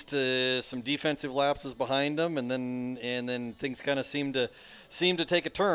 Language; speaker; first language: English; native; English